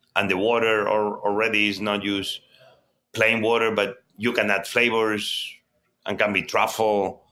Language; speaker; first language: English; non-native, fluent; Spanish